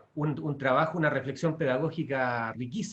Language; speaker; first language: Spanish; native; Spanish